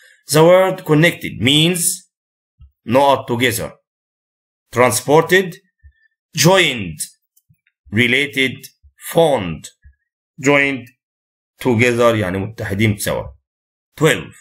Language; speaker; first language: English; non-native, fluent; Arabic